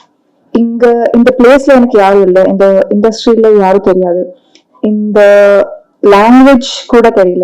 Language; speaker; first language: Tamil; non-native, learner; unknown